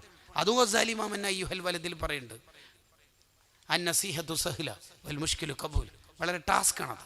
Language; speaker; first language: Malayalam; native; Malayalam